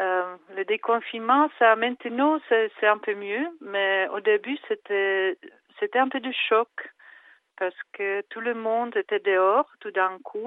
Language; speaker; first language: French; non-native, fluent; Czech